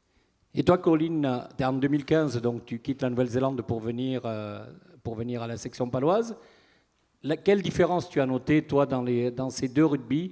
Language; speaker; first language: French; native; French